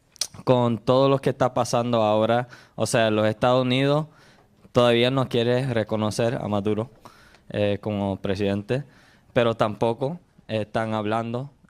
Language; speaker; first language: Spanish; non-native, fluent; English